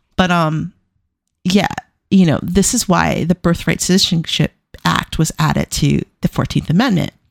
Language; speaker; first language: English; native; English